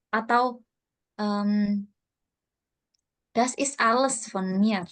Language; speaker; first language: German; non-native, fluent; Indonesian